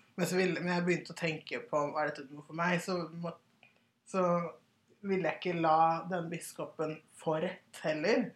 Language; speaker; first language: Norwegian; early bilingual, other home language; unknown